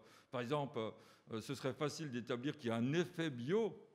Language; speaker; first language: French; native; French